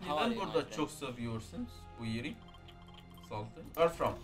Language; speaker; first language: Turkish; non-native, learner; Arabic